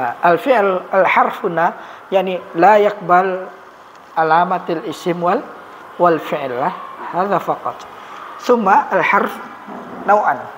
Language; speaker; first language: Arabic; non-native, fluent; Indonesian